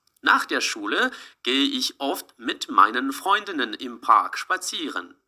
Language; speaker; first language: German; non-native, fluent; Ukrainian